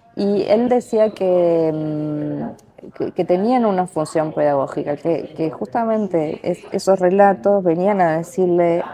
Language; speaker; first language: Spanish; native; Spanish